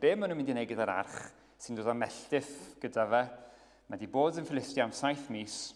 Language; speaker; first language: Welsh; native; Welsh